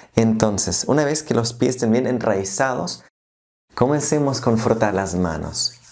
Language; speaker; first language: Spanish; non-native, fluent; German